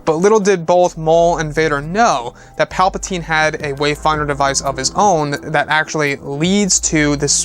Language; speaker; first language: English; native; English